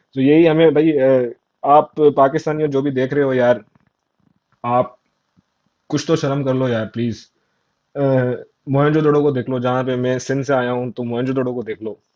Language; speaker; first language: Urdu; non-native, local second language; Sindhi